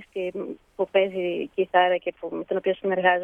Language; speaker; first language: Greek; early bilingual, heritage; Greek